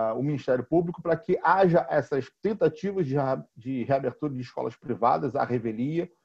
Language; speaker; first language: Portuguese; native; Portuguese